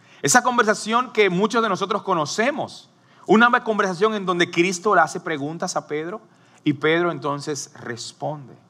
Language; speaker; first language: Spanish; native; Spanish